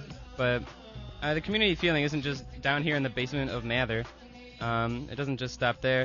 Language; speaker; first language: English; native; English